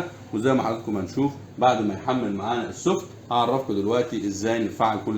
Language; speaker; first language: Arabic; native; Arabic